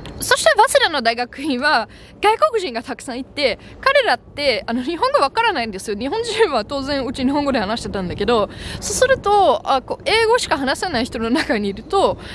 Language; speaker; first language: Japanese; non-native, fluent; German